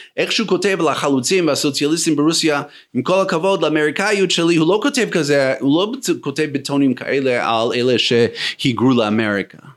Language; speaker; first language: Hebrew; non-native, fluent; English